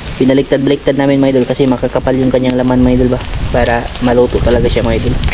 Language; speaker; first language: Filipino; non-native, local second language; Cebuano